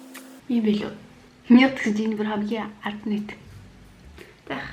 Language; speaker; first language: Mongolian; native; Mongolian